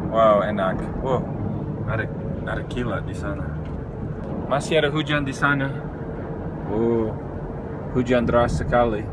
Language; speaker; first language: Indonesian; non-native, fluent; English